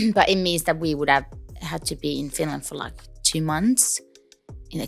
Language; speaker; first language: English; non-native, fluent; Finnish